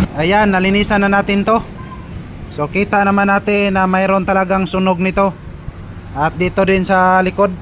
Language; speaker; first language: Filipino; non-native, local second language; Cebuano